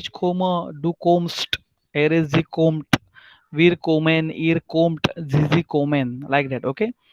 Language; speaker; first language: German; non-native, fluent; Hindi